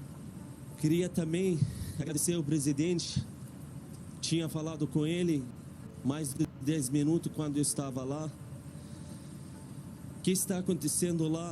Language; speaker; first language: Portuguese; non-native, fluent; Arabic